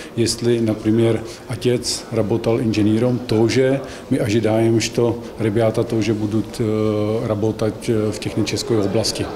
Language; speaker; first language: Russian; non-native, learner; Czech